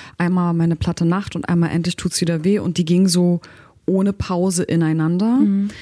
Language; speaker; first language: German; early bilingual, other home language; Turkish